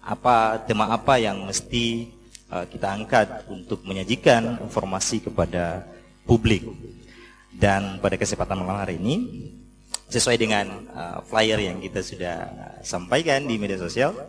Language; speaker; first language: Indonesian; native; Indonesian